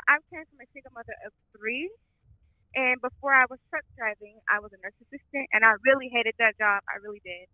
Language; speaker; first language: English; native; English